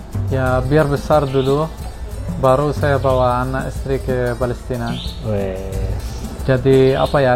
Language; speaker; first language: Indonesian; non-native, fluent; Arabic